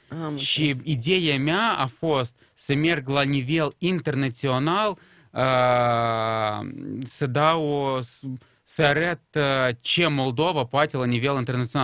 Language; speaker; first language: Romanian; non-native, local second language; Russian